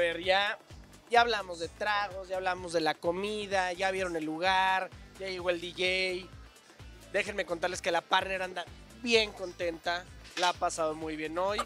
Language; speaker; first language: Spanish; native; Spanish